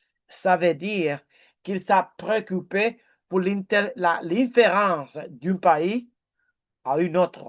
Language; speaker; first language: French; non-native, learner; Spanish